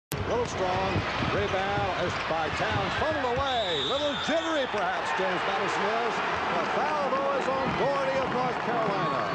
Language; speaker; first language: English; native; English